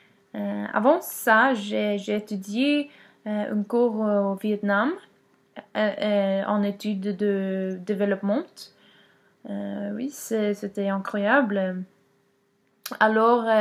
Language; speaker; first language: French; non-native, learner; Swedish